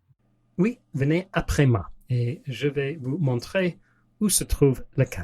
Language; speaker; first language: French; non-native, learner; English